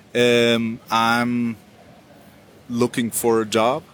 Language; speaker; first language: English; non-native, fluent; German